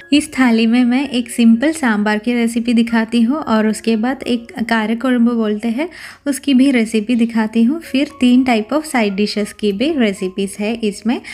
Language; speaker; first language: Hindi; non-native, local second language; Malayalam